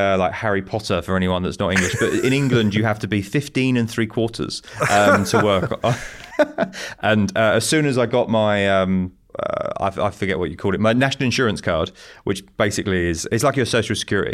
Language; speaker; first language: English; native; English